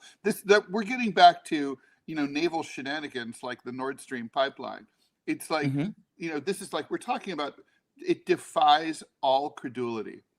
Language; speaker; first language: English; native; English